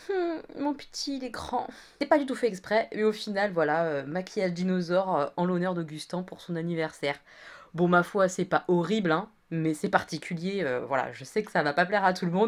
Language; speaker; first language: French; native; French